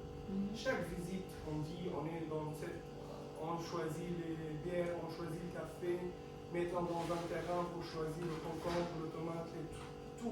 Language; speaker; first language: French; non-native, fluent; Arabic